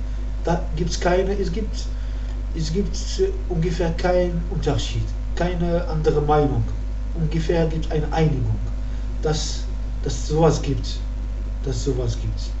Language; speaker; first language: German; non-native, fluent; Arabic